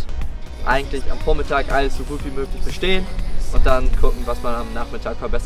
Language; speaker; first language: German; native; German